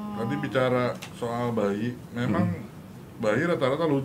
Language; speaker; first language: Indonesian; native; Indonesian